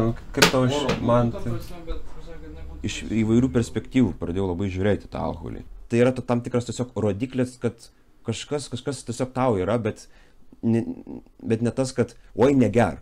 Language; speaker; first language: Lithuanian; native; Lithuanian